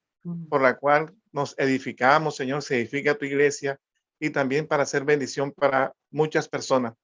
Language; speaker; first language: Spanish; native; Spanish